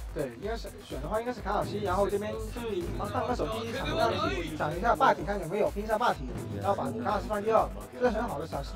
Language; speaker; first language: Chinese; native; Chinese